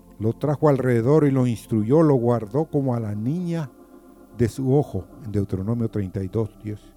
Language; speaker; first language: Spanish; native; Spanish